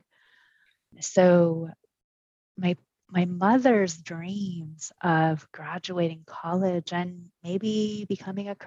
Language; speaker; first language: English; early bilingual, other home language; Japanese